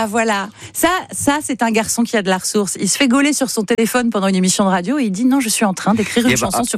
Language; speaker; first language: French; native; French